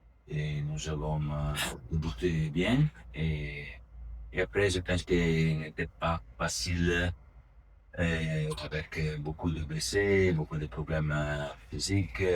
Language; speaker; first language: French; non-native, learner; Italian